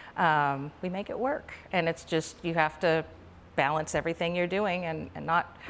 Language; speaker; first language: English; native; English